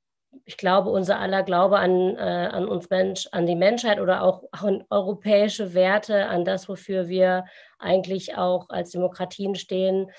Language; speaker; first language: German; native; German